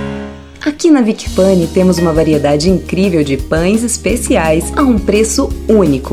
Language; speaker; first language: Portuguese; native; Portuguese